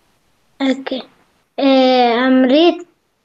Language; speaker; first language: English; non-native, learner; Arabic